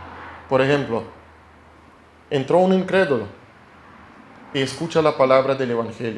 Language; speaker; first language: Spanish; non-native, fluent; Russian